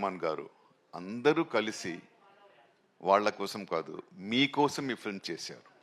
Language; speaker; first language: Telugu; non-native, local second language; Tamil